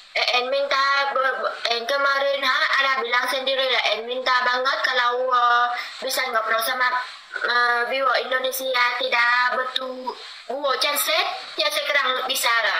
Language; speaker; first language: Indonesian; non-native, learner; Vietnamese